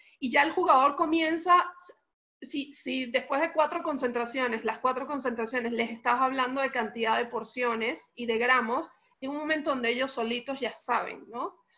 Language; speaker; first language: Spanish; native; Spanish